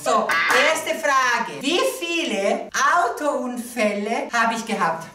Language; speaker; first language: German; non-native, local second language; Italian